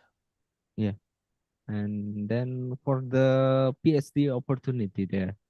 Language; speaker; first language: English; non-native, fluent; Indonesian